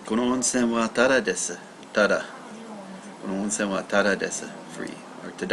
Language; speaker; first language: Japanese; non-native, learner; English